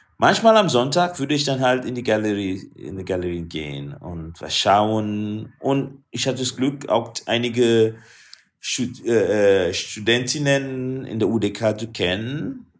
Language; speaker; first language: German; non-native, fluent; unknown